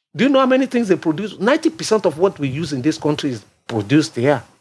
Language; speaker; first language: English; non-native, local second language; Yoruba